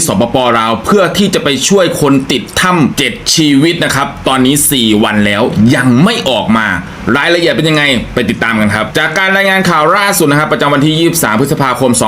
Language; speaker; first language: Thai; native; Thai